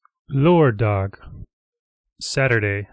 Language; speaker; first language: Swedish; non-native, learner; English